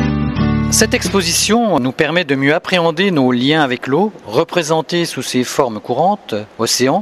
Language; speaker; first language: French; native; French